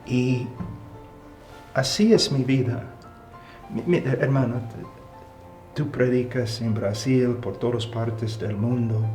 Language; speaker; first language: Spanish; non-native, fluent; English